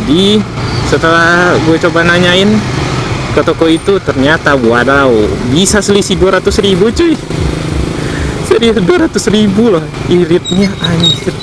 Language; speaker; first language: Indonesian; native; Indonesian